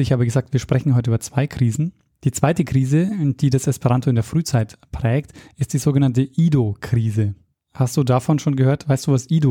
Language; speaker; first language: German; native; German